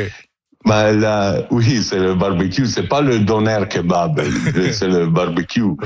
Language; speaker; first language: French; non-native, learner; Italian